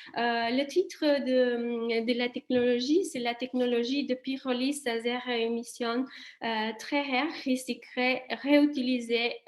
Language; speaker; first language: French; non-native, fluent; Italian